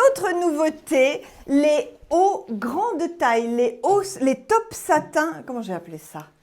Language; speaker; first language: French; native; French